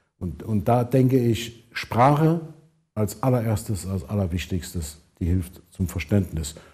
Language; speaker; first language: German; native; German